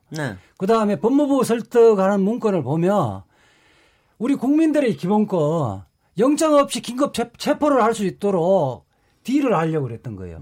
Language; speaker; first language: Korean; native; Korean